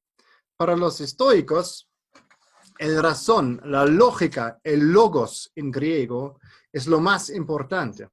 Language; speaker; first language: Spanish; non-native, fluent; German